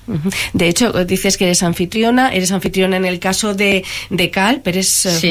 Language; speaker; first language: Spanish; native; Spanish